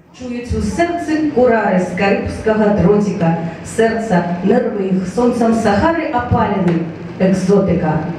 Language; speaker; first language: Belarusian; native; Belarusian